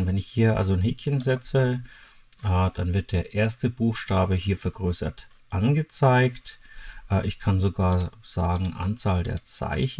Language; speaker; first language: German; native; German